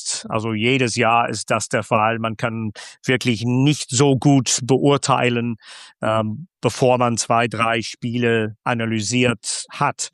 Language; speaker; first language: German; non-native, fluent; English